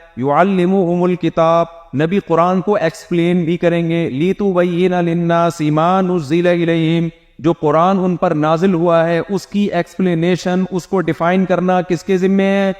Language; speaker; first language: Urdu; native; Urdu